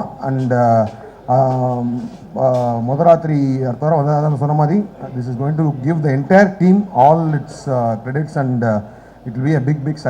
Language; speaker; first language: Tamil; native; Tamil